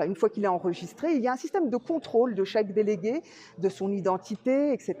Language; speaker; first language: French; native; French